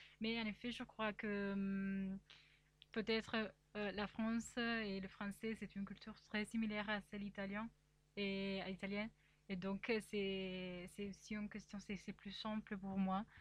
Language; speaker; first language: French; non-native, fluent; Italian